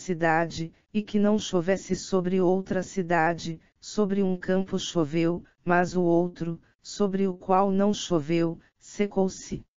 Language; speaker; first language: Portuguese; native; Portuguese